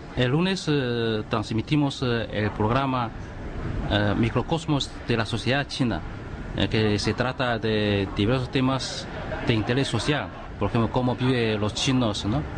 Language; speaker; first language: Spanish; non-native, fluent; Chinese